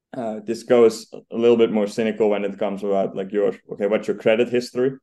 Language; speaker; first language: English; non-native, fluent; Dutch